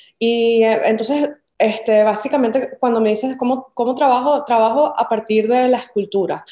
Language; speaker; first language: Spanish; native; Spanish